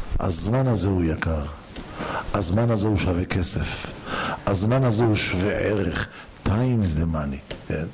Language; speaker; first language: Hebrew; native; Hebrew